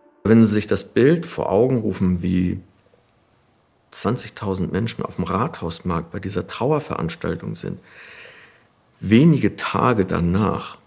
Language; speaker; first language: German; native; German